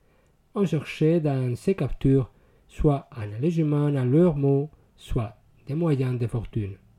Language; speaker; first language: French; non-native, fluent; Spanish